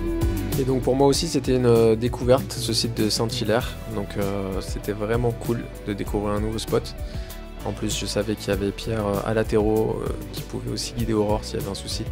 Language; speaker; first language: French; native; French